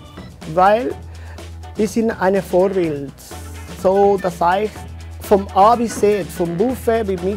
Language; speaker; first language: German; non-native, learner; Spanish